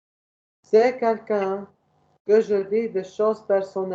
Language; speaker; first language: French; non-native, learner; Arabic